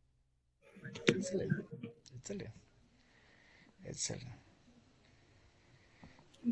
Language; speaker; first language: English; non-native, fluent; Spanish